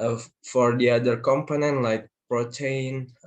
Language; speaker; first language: English; non-native, learner; Indonesian